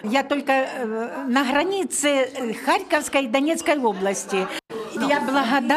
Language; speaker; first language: Czech; non-native, learner; Russian